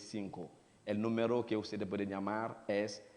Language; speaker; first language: Spanish; non-native, learner; Haitian Creole